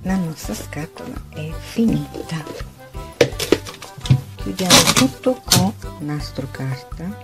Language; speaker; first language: Italian; non-native, fluent; Portuguese